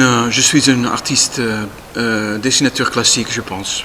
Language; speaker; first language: French; non-native, learner; Dutch